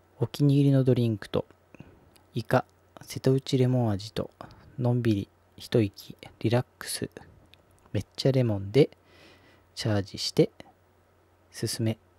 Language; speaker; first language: Japanese; native; Japanese